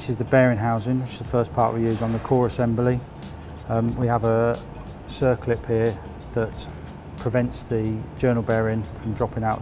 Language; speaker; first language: English; native; English